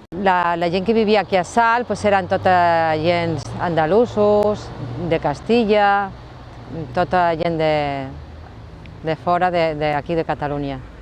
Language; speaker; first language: Catalan; non-native, local second language; Spanish